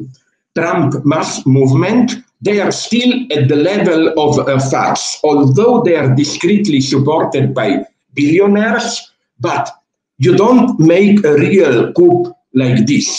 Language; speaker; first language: English; non-native, fluent; Slovenian